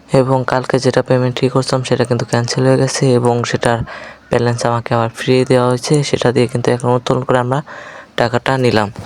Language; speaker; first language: Bangla; native; Bangla